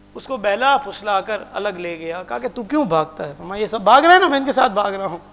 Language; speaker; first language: Urdu; non-native, local second language; Punjabi